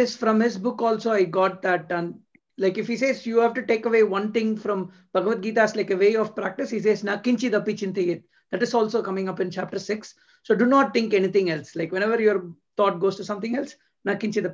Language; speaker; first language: English; non-native, local second language; Tamil